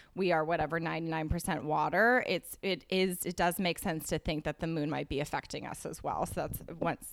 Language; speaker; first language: English; native; English